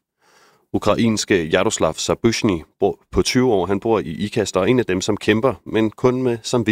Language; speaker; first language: Danish; native; Danish